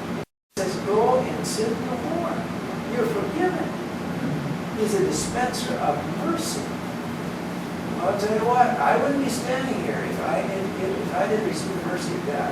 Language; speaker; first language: English; native; English